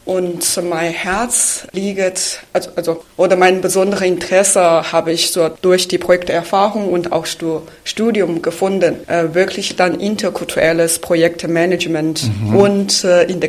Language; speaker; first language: German; non-native, fluent; Chinese